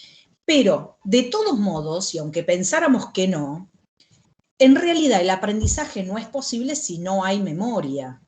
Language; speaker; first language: Spanish; native; Spanish